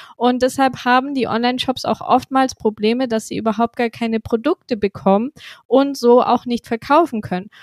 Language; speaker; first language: German; native; German